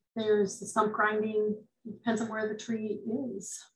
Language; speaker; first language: English; native; English